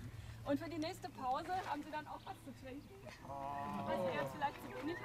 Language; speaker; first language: German; native; German